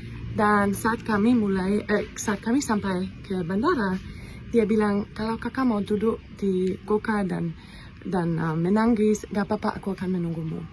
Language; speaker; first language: Indonesian; non-native, fluent; German